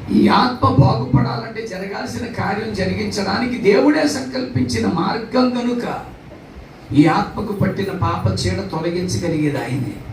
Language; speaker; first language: Telugu; non-native, local second language; Tamil